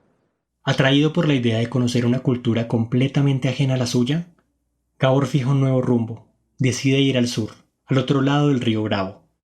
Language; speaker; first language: Spanish; native; Spanish